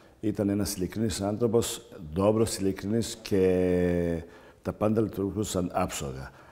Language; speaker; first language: Greek; non-native, fluent; Serbian